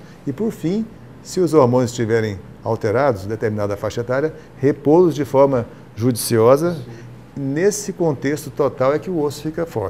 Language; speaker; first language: Portuguese; native; Portuguese